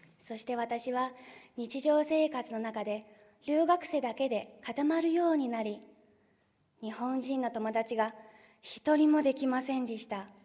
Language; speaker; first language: Japanese; non-native, fluent; Chinese